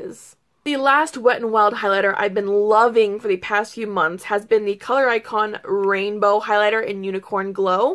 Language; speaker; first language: English; native; English